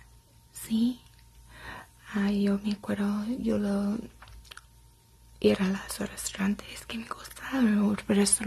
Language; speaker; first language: Spanish; non-native, learner; English